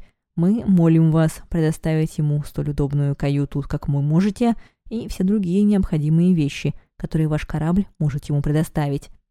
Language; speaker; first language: Russian; native; Russian